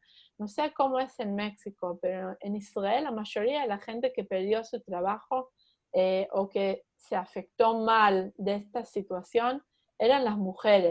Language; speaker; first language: Spanish; early bilingual, heritage; Spanish